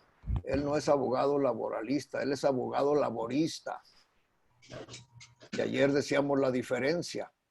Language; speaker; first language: Spanish; native; Spanish